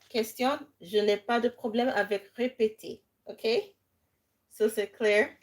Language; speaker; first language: French; non-native, fluent; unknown